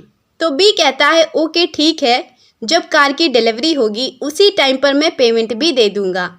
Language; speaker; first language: Hindi; native; Hindi